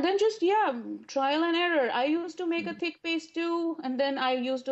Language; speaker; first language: English; non-native, local second language; Urdu